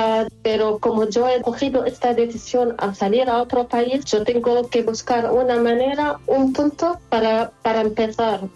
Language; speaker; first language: Spanish; non-native, fluent; Arabic